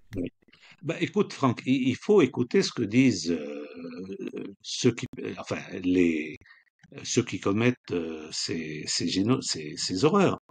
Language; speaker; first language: French; non-native, local second language; Arabic